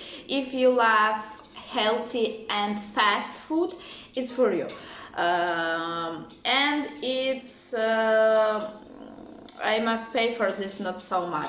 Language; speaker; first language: English; non-native, learner; Russian